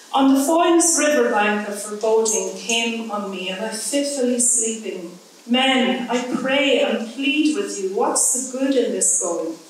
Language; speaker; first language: English; native; English